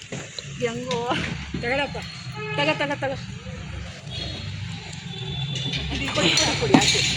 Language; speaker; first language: Kannada; native; Kannada